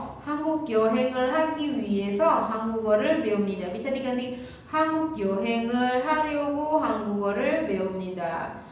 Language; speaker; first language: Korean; non-native, fluent; Indonesian